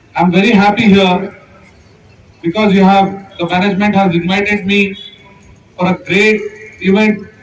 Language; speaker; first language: English; non-native, local second language; Urdu